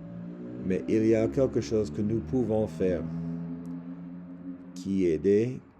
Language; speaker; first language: French; non-native, learner; English